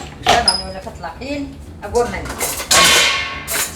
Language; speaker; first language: Hebrew; non-native, learner; Amharic